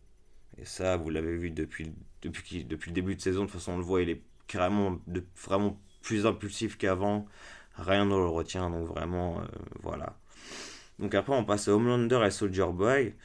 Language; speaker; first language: French; native; French